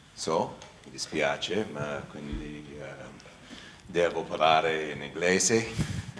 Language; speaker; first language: Italian; non-native, learner; English